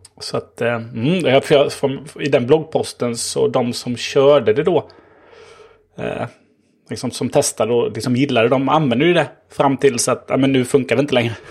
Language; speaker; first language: Swedish; native; Swedish